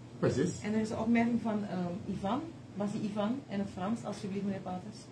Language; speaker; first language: Dutch; native; Dutch